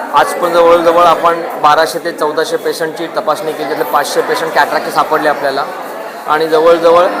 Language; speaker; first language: Marathi; non-native, local second language; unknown